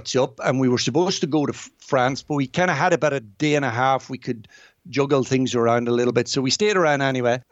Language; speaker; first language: English; native; English